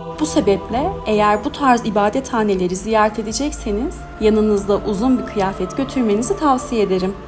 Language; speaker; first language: Turkish; native; Turkish